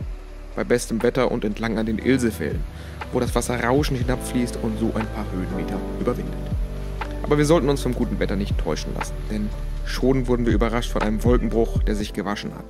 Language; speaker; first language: German; native; German